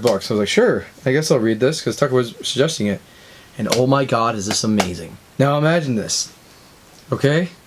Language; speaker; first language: English; native; English